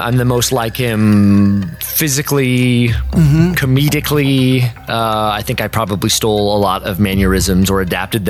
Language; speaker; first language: English; native; English